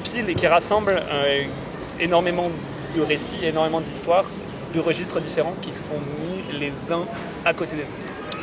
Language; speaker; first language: French; native; French